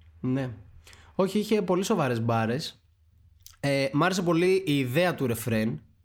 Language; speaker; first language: Greek; native; Greek